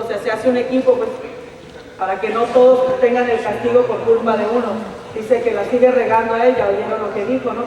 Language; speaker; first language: Spanish; native; Spanish